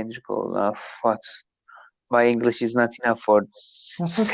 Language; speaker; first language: English; non-native, learner; Turkish